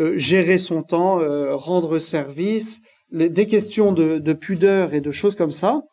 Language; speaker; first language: French; native; French